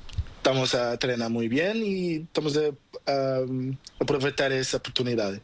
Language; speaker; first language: Spanish; non-native, learner; Portuguese